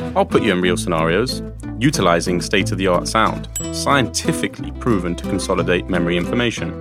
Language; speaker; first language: English; native; English